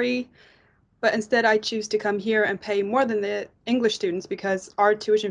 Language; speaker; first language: English; non-native, fluent; Norwegian